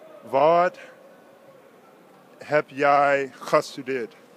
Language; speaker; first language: Dutch; non-native, learner; English